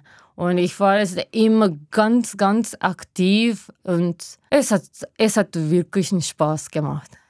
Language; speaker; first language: German; non-native, learner; Japanese